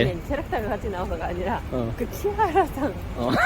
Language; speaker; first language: Korean; non-native, fluent; Japanese